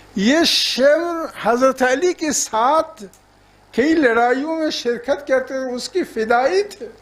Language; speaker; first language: Urdu; non-native, fluent; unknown